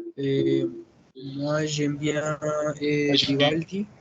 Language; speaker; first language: French; non-native, fluent; Spanish